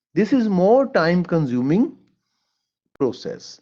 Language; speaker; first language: English; non-native, local second language; Punjabi